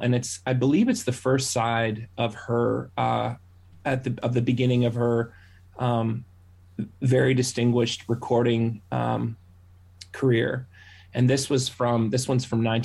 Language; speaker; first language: English; native; English